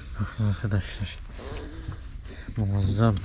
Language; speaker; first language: Turkish; native; Turkish